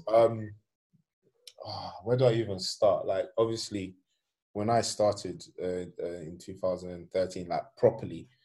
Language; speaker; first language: English; non-native, fluent; Swedish